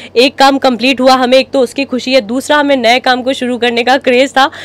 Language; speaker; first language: Hindi; native; Hindi